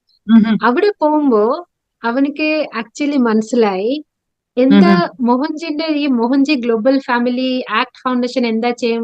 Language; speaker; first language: Malayalam; non-native, local second language; Odia